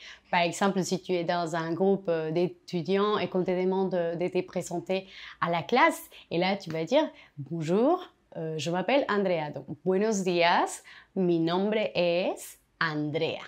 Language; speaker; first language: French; non-native, fluent; Spanish